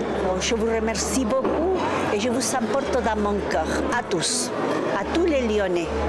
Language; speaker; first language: French; non-native, fluent; Spanish